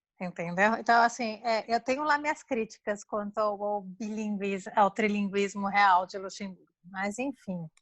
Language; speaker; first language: Portuguese; native; Portuguese